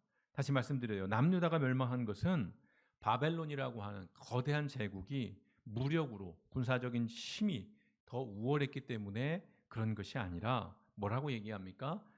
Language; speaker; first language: Korean; native; Korean